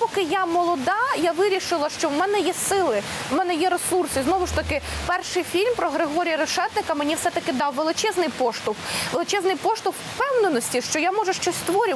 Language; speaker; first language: Ukrainian; native; Ukrainian